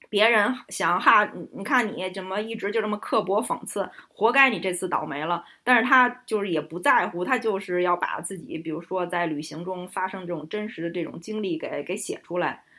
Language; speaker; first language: Chinese; native; Chinese